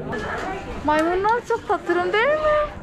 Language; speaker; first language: Turkish; non-native, learner; Korean